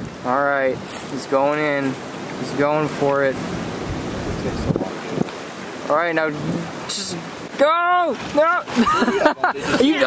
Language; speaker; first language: English; native; English